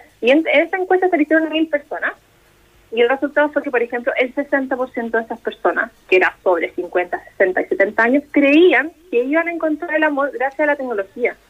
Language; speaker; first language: Spanish; native; Spanish